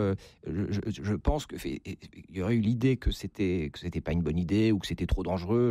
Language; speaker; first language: French; native; French